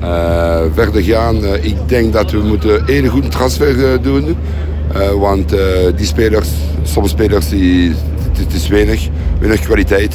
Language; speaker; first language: Dutch; non-native, local second language; French